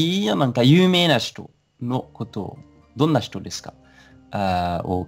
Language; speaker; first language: Japanese; non-native, learner; French